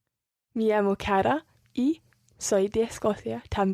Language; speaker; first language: Spanish; non-native, learner; English